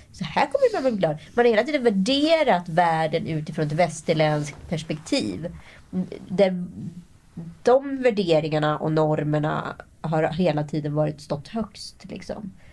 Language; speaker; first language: Swedish; native; Swedish